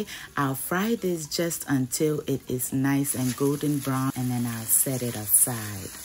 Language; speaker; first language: English; non-native, local second language; Ga